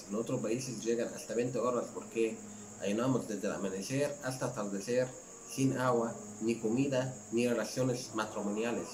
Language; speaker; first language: Spanish; non-native, learner; Arabic